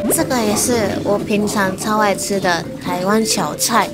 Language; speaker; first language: Chinese; non-native, fluent; Japanese